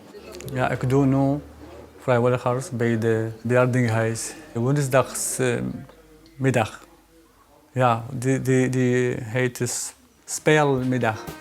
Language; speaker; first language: Dutch; non-native, learner; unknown